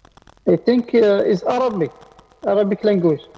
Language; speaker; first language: English; non-native, learner; Arabic